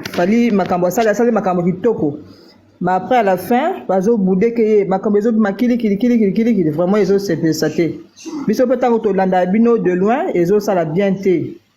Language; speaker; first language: Lingala; native; Lingala